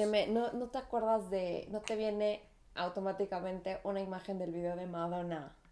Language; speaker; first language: Spanish; native; Spanish